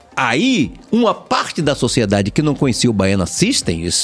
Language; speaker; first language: Portuguese; native; Portuguese